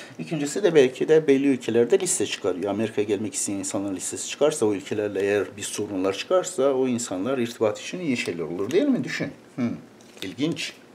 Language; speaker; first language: Turkish; native; Turkish